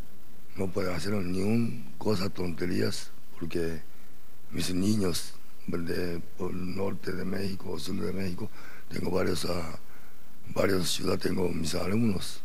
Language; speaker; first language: Spanish; non-native, learner; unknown